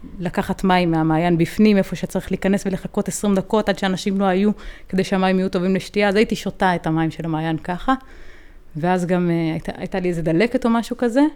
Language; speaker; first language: Hebrew; native; Hebrew